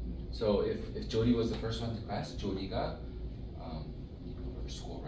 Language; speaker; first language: English; early bilingual, other home language; Korean